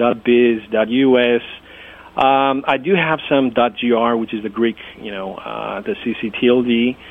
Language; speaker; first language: English; non-native, fluent; Greek